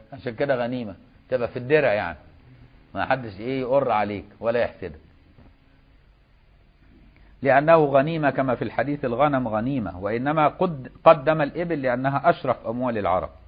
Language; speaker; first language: Arabic; native; Arabic